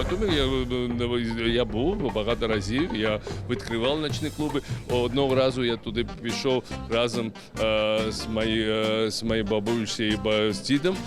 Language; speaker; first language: Ukrainian; non-native, learner; Georgian